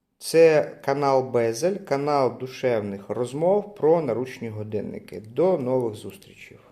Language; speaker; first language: Ukrainian; non-native, local second language; Russian